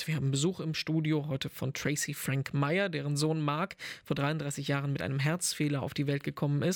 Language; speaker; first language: German; native; German